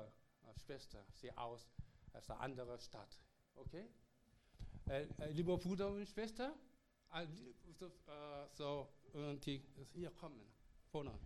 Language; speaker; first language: German; non-native, learner; Korean